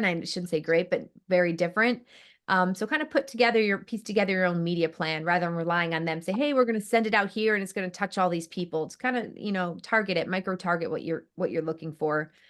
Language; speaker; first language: English; native; English